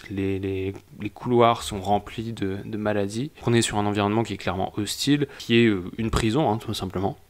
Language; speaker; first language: French; native; French